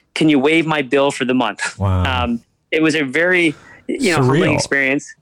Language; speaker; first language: English; native; English